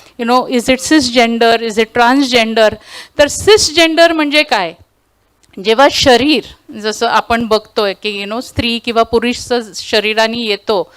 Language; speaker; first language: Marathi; non-native, local second language; Tulu